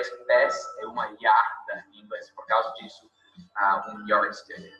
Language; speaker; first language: Portuguese; non-native, fluent; English